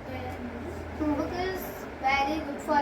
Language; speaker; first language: English; non-native, learner; Hindi